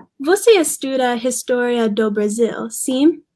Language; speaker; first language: Portuguese; non-native, learner; English